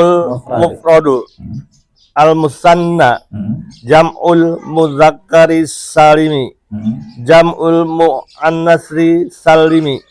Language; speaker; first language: Arabic; non-native, learner; Indonesian